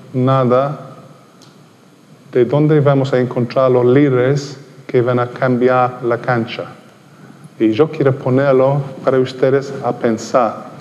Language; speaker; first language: Spanish; non-native, fluent; English